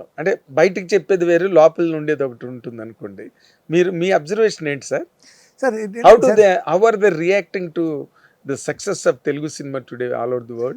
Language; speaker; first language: Telugu; native; Telugu